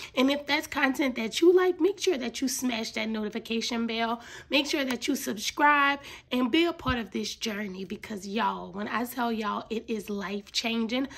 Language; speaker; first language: English; native; English